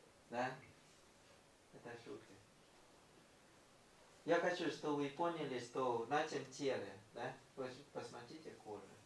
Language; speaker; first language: Russian; non-native, fluent; Thai